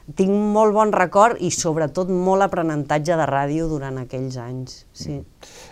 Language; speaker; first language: Catalan; native; Catalan